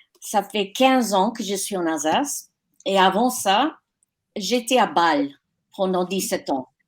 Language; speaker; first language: French; non-native, fluent; English